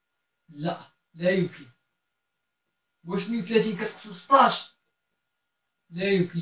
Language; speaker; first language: Arabic; native; Arabic